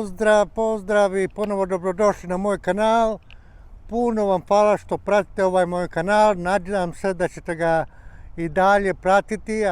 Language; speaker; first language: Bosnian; non-native, local second language; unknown